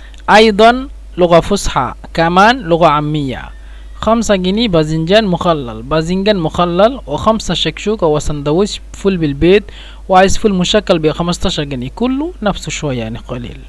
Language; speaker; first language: Arabic; non-native, fluent; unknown